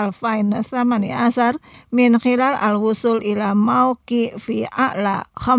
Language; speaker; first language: Arabic; non-native, learner; Indonesian